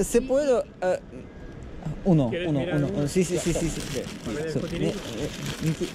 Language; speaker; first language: Spanish; non-native, learner; Russian